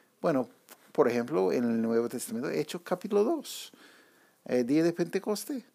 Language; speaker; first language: Spanish; non-native, fluent; English